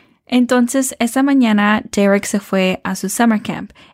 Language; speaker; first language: Spanish; early bilingual, heritage; Spanish